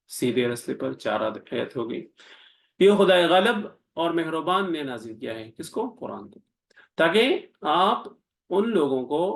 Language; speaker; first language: Urdu; non-native, local second language; Pashto